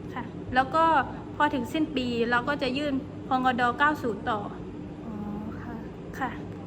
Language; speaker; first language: Thai; non-native, local second language; Pattani Malay